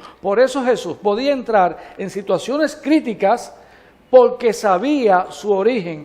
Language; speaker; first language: Spanish; native; Spanish